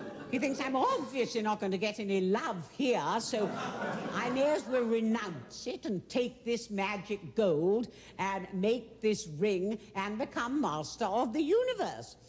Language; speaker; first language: English; native; English